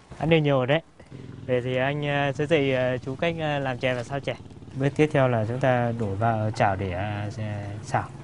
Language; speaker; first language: Vietnamese; non-native, local second language; Hmong